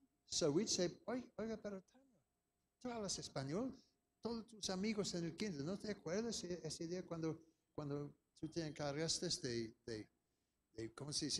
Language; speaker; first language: Spanish; non-native, fluent; English